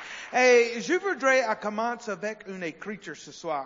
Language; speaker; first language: French; non-native, learner; English